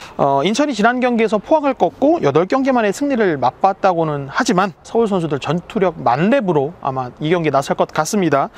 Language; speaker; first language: Korean; native; Korean